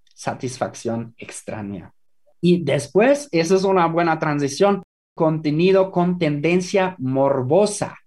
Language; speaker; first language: Spanish; non-native, fluent; German